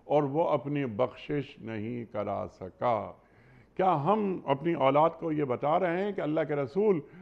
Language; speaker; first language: Urdu; native; Urdu